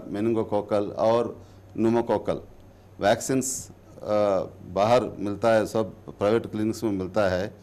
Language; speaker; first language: Hindi; non-native, local second language; Telugu